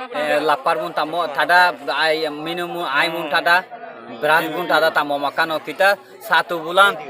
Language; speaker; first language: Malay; non-native, learner; Rohingya